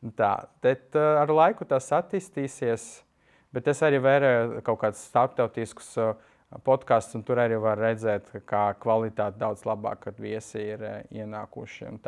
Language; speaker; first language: Latvian; non-native, local second language; Russian